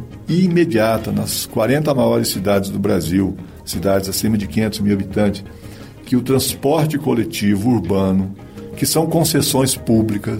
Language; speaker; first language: Portuguese; native; Portuguese